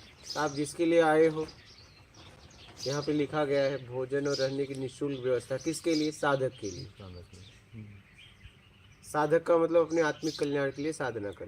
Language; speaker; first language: Hindi; native; Hindi